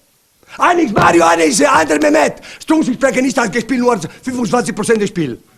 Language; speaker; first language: German; non-native, learner; Italian